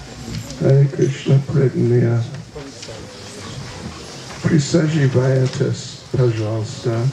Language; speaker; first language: Russian; non-native, learner; English